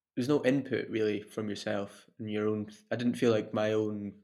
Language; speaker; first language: English; native; English